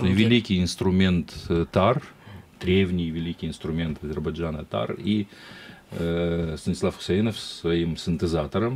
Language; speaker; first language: Russian; native; Russian